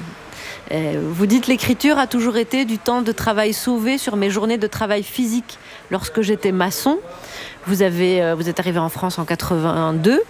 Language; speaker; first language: French; native; French